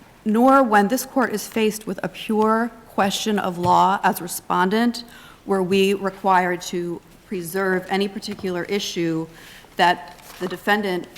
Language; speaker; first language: English; native; English